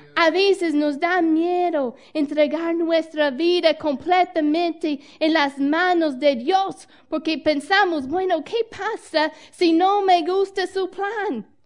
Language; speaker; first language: Spanish; non-native, fluent; English